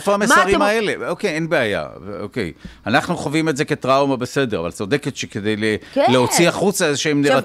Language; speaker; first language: Hebrew; native; Hebrew